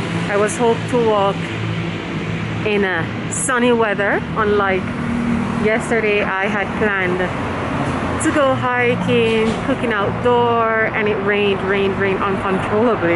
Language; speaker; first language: English; native; English